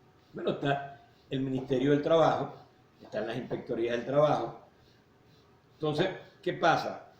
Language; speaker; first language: Spanish; native; Spanish